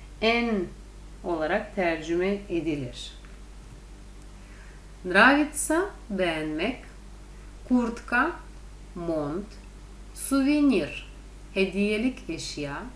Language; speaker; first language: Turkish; non-native, fluent; Russian